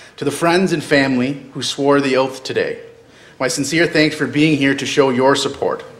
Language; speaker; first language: English; native; English